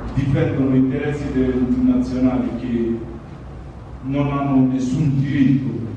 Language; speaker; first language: Italian; non-native, fluent; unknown